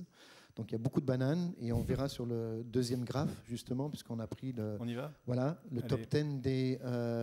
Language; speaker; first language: French; native; French